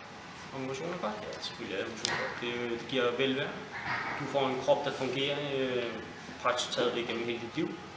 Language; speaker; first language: Danish; native; Danish